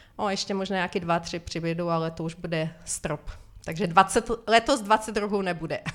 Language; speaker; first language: Czech; non-native, fluent; Ukrainian